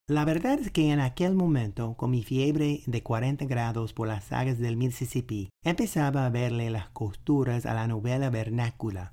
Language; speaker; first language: Spanish; non-native, fluent; English